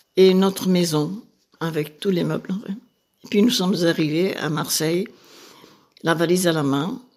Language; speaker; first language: French; native; French